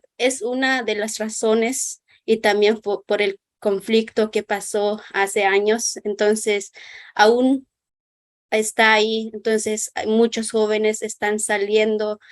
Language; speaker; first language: Spanish; non-native, local second language; Kʼicheʼ